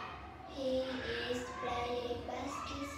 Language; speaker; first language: English; non-native, learner; Vietnamese